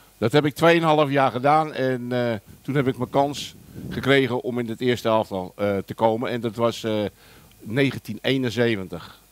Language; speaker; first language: Dutch; early bilingual, other home language; German